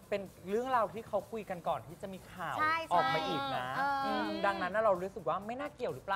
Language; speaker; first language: Thai; native; Thai